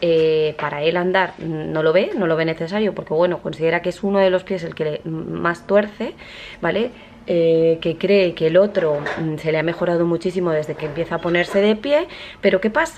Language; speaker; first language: Spanish; native; Spanish